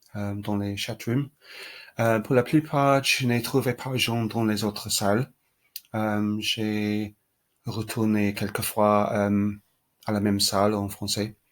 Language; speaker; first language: French; non-native, learner; English